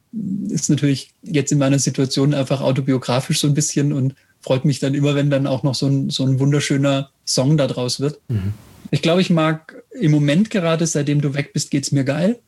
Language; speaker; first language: German; native; German